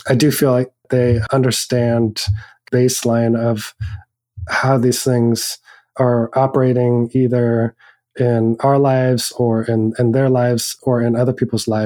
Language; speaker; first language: English; native; English